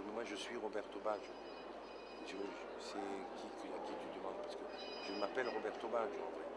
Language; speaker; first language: French; native; French